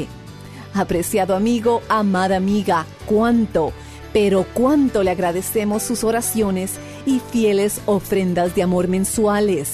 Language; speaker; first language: Spanish; native; Spanish